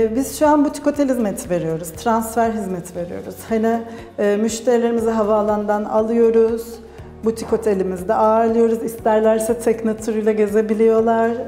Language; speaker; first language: Turkish; native; Turkish